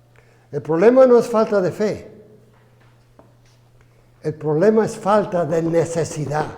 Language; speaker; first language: Spanish; non-native, fluent; English